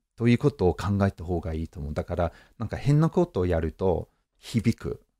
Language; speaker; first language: Japanese; non-native, fluent; English